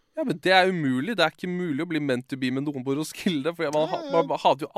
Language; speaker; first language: Norwegian; native; Norwegian